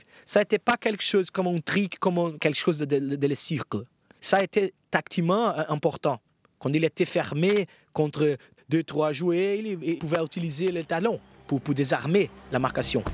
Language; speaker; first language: French; non-native, fluent; Portuguese